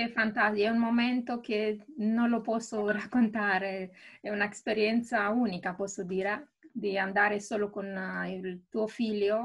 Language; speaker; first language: Italian; non-native, fluent; Romanian